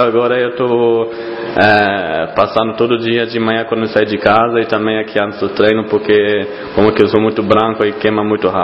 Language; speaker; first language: Portuguese; non-native, fluent; German